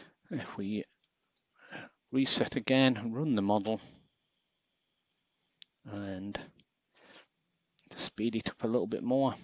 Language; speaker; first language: English; native; English